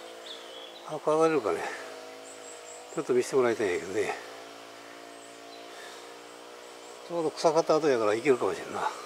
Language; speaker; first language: Japanese; native; Japanese